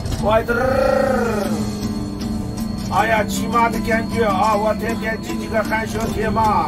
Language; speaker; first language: Chinese; non-native, local second language; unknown